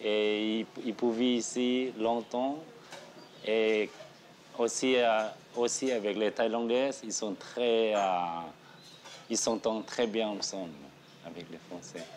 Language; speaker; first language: French; non-native, learner; Thai